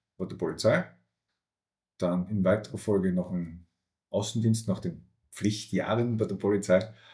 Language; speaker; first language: German; native; German